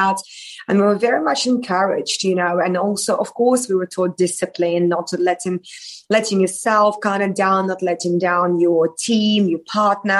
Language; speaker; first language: English; non-native, fluent; Russian